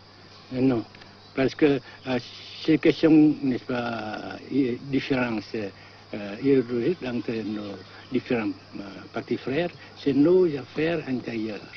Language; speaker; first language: French; non-native, fluent; Vietnamese